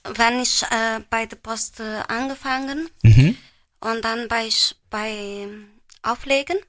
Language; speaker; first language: German; non-native, fluent; Portuguese